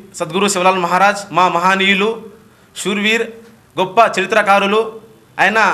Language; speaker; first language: Telugu; non-native, local second language; Lambadi